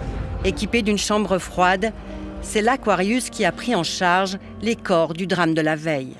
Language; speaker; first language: French; native; French